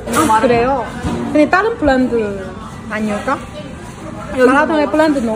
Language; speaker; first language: Korean; non-native, learner; Chinese